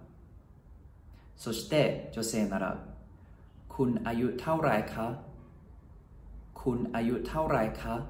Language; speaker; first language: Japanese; non-native, fluent; Thai